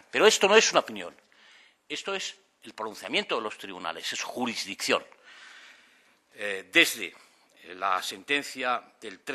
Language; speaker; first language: Spanish; native; Spanish